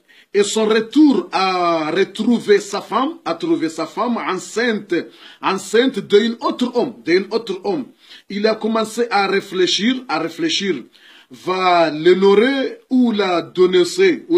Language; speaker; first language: French; non-native, learner; Comorian